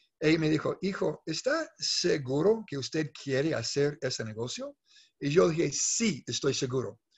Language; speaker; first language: Spanish; non-native, fluent; English